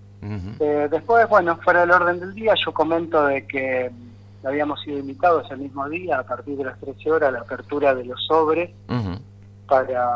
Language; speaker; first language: Spanish; native; Spanish